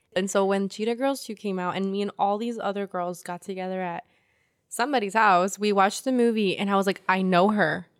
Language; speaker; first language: English; early bilingual, other home language; Spanish